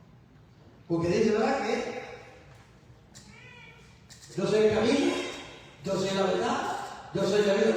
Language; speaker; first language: Spanish; native; Spanish